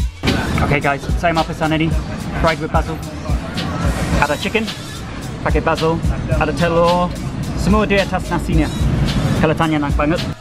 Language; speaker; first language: Indonesian; non-native, fluent; English